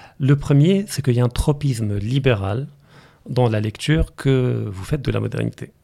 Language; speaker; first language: French; non-native, local second language; Arabic